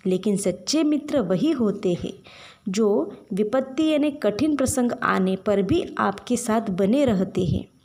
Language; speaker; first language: Hindi; non-native, local second language; Marathi